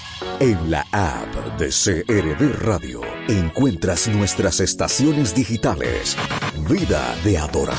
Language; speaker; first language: Spanish; native; Spanish